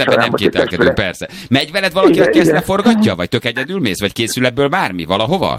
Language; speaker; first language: Hungarian; native; Hungarian